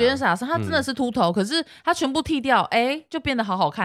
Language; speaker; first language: Chinese; native; Chinese